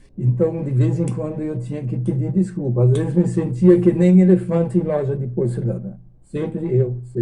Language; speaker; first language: Portuguese; non-native, fluent; German